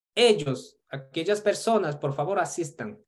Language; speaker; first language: Spanish; non-native, fluent; Korean